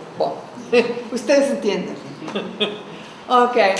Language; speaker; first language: Spanish; non-native, fluent; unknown